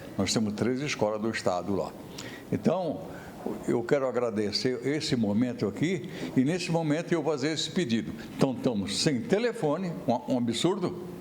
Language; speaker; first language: Portuguese; native; Portuguese